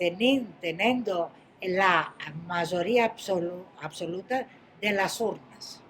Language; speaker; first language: Spanish; non-native, fluent; Greek